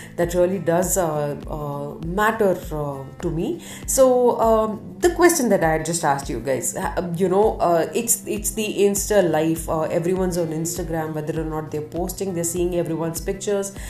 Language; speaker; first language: English; non-native, local second language; Tamil